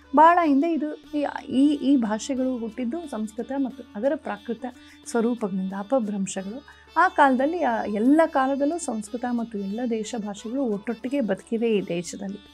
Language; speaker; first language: Kannada; native; Kannada